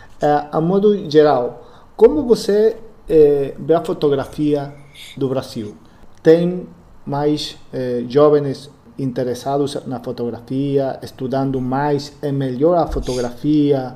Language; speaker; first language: Portuguese; non-native, learner; Spanish